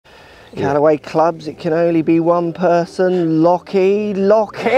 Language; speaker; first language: English; native; English